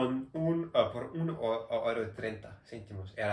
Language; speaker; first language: Spanish; non-native, learner; German